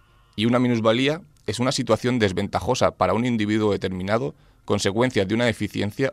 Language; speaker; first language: Spanish; native; Spanish